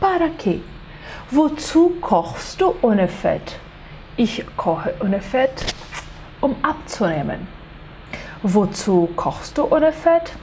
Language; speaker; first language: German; non-native, fluent; Portuguese